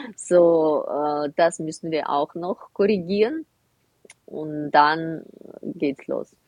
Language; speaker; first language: German; non-native, fluent; Russian